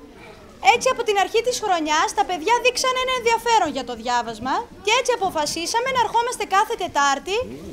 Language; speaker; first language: Greek; native; Greek